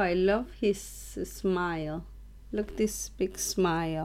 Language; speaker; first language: English; non-native, learner; Spanish